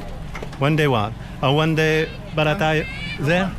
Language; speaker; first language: English; non-native, learner; French